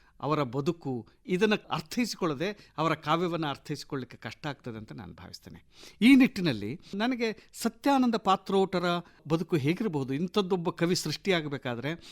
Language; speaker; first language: Kannada; native; Kannada